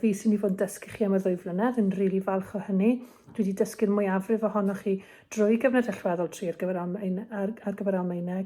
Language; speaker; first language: Welsh; native; Welsh